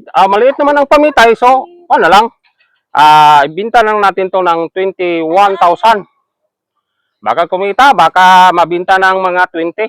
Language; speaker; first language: Filipino; non-native, local second language; Cebuano